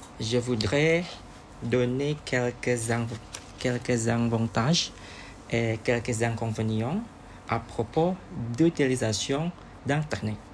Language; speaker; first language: French; non-native, learner; Indonesian